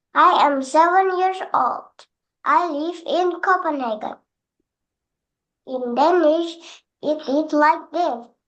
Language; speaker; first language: English; non-native, learner; Indonesian